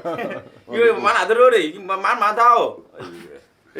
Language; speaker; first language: Korean; non-native, learner; Vietnamese